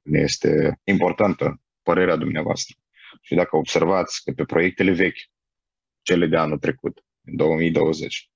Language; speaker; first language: Romanian; native; Romanian